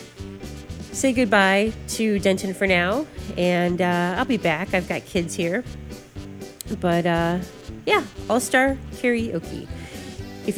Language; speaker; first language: English; native; English